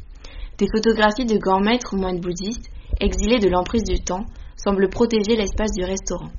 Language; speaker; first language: French; native; French